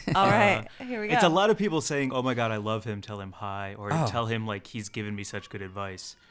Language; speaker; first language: English; native; English